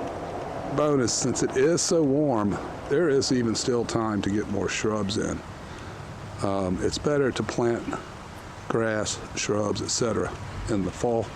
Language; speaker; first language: English; native; English